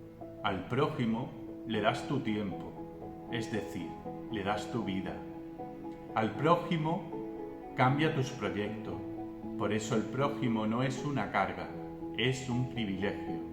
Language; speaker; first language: Spanish; native; Spanish